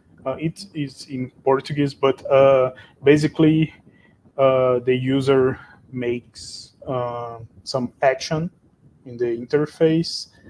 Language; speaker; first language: English; non-native, fluent; Portuguese